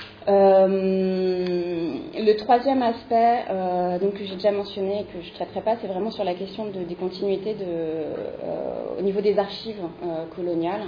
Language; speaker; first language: French; native; French